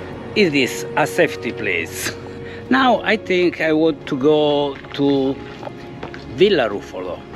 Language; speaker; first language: English; non-native, learner; Italian